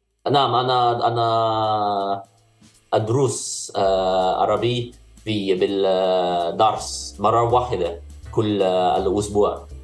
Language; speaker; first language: Arabic; non-native, learner; Cantonese